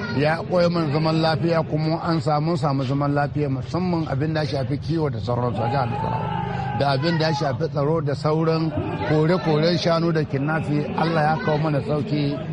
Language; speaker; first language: Hausa; non-native, local second language; Fula